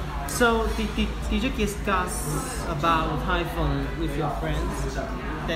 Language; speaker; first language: English; non-native, fluent; Cantonese